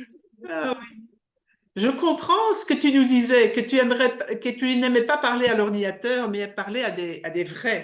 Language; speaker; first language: French; native; French